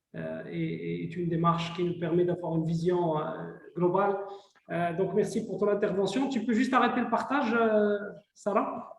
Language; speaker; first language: French; non-native, local second language; Arabic